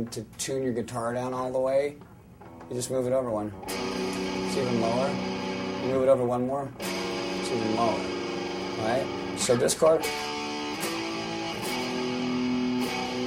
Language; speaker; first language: English; native; English